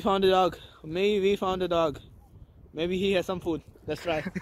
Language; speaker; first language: English; non-native, local second language; Hindi